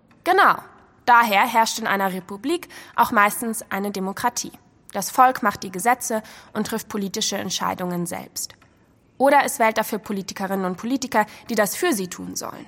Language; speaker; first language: German; native; German